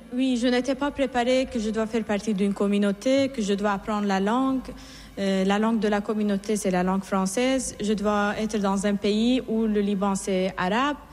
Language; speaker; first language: French; non-native, fluent; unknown